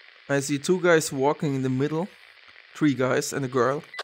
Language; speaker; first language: English; non-native, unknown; German